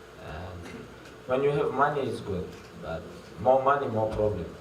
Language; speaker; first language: English; non-native, learner; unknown